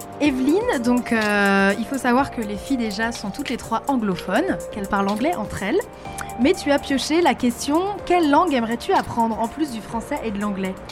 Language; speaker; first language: French; native; French